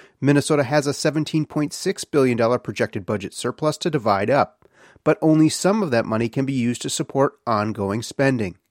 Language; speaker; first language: English; native; English